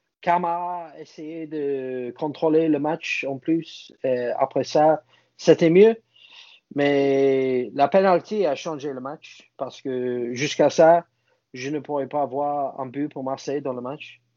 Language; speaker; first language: French; non-native, fluent; English